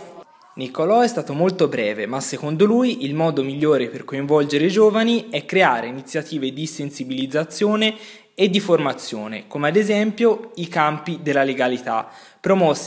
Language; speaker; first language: Italian; native; Italian